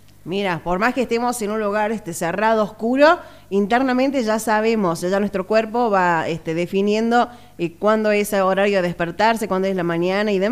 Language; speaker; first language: Spanish; native; Spanish